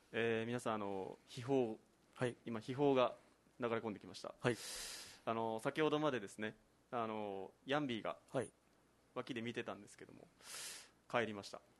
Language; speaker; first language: Japanese; native; Japanese